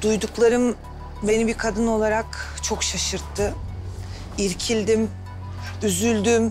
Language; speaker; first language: Turkish; native; Turkish